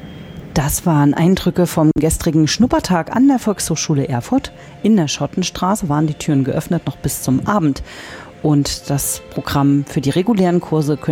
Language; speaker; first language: German; native; German